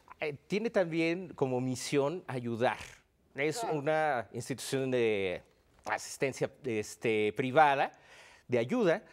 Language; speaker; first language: Spanish; native; Spanish